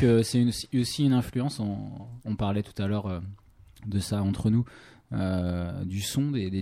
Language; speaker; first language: French; native; French